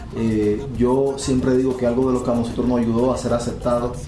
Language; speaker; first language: Spanish; native; Spanish